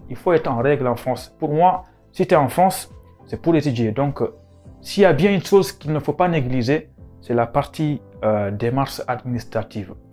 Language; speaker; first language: French; non-native, local second language; Wolof